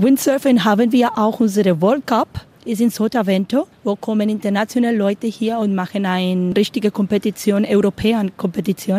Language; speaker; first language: German; non-native, learner; Spanish